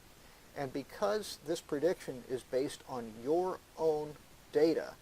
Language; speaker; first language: English; native; English